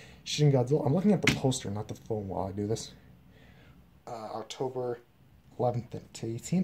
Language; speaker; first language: English; native; English